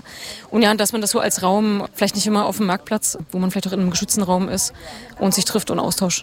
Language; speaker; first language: German; native; German